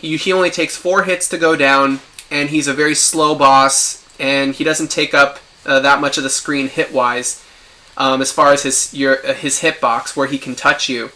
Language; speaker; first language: English; native; English